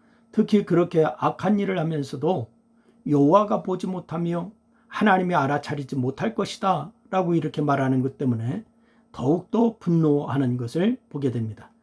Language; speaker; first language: Korean; native; Korean